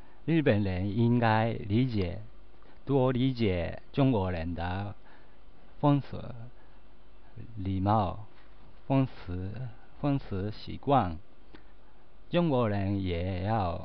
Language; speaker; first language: Chinese; non-native, learner; Japanese